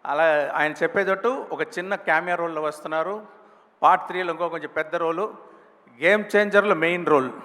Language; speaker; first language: Telugu; non-native, local second language; Tamil